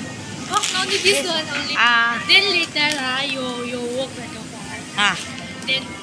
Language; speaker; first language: English; non-native, learner; Burmese